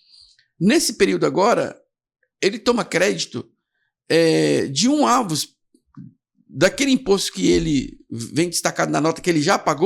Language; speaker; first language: Portuguese; native; Portuguese